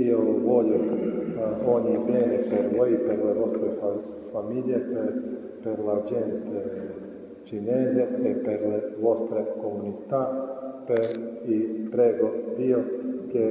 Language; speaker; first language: Italian; non-native, fluent; Croatian